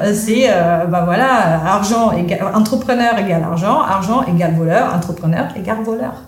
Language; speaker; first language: French; non-native, fluent; Italian